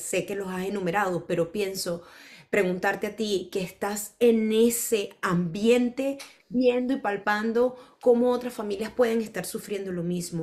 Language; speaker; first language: Spanish; native; Spanish